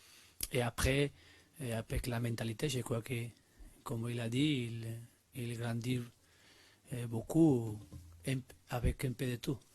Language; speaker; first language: French; non-native, learner; Spanish